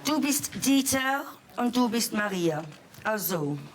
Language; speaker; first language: German; non-native, fluent; English